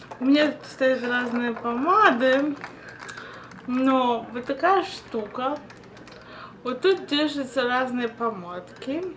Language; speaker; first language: Russian; early bilingual, heritage; Russian